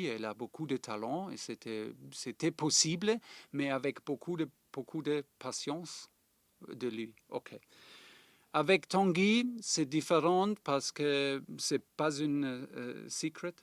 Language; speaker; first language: French; non-native, fluent; German